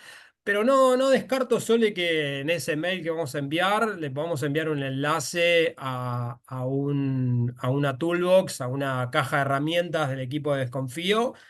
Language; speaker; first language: Spanish; native; Spanish